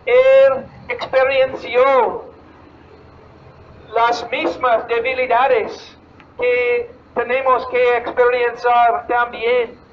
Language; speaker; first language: Spanish; non-native, fluent; English